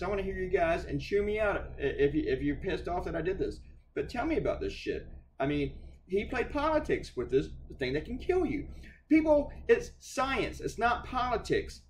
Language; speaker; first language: English; native; English